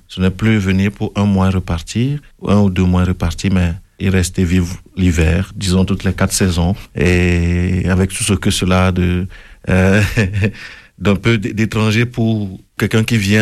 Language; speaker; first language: French; non-native, local second language; Ewe